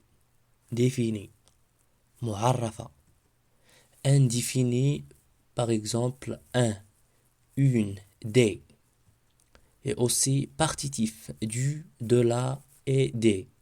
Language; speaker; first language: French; non-native, local second language; Arabic